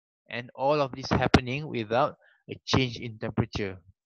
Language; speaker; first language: English; non-native, local second language; Malay